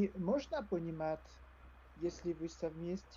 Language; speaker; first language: Russian; non-native, learner; French